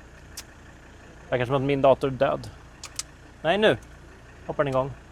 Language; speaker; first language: Swedish; native; Swedish